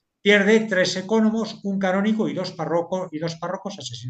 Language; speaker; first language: Spanish; native; Spanish